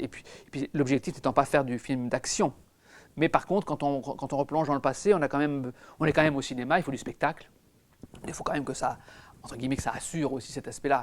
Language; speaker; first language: French; native; French